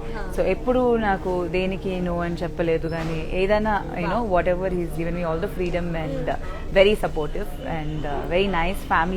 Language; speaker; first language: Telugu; non-native, local second language; Tamil